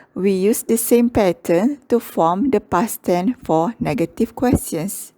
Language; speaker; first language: English; non-native, local second language; Malay